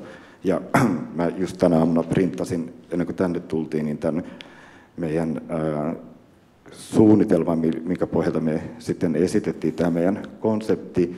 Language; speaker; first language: Finnish; native; Finnish